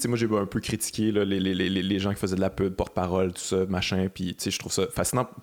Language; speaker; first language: French; native; French